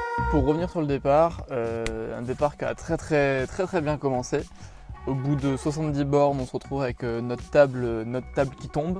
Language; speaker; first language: French; native; French